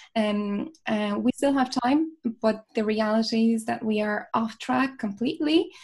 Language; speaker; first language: English; non-native, fluent; Polish